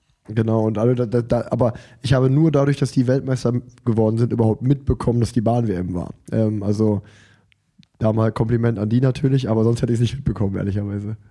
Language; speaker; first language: German; native; German